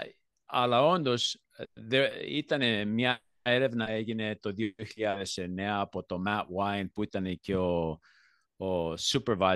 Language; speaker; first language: Greek; early bilingual, heritage; Greek